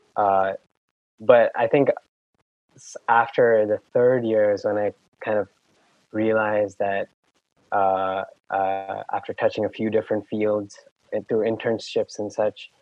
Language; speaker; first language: English; non-native, local second language; Hindi